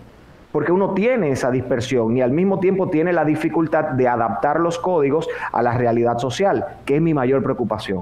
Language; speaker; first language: Spanish; native; Spanish